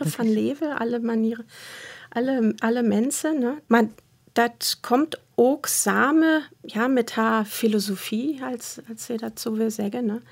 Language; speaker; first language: Dutch; non-native, fluent; German